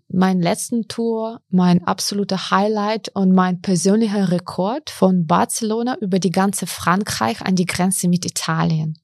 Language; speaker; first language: German; non-native, fluent; Ukrainian